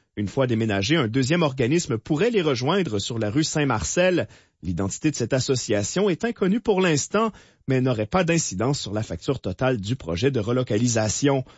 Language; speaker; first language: French; native; French